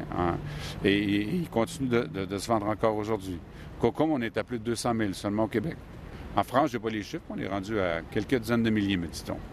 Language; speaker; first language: French; native; French